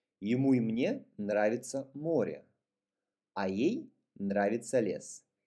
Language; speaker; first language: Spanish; non-native, fluent; Russian